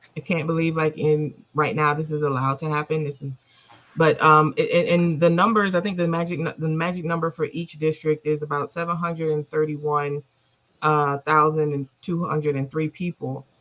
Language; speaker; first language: English; native; English